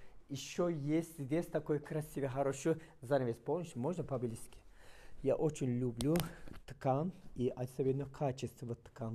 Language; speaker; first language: Russian; non-native, fluent; Turkish